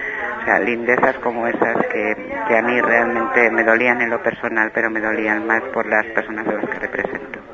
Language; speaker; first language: Spanish; native; Spanish